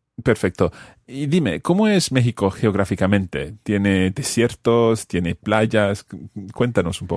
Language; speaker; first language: Spanish; non-native, fluent; English